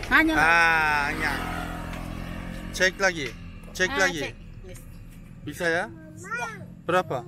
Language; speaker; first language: Indonesian; non-native, learner; Turkish